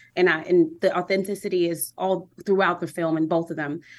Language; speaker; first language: English; native; English